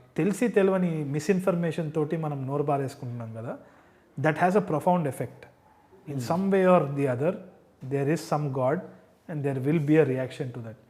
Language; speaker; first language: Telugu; native; Telugu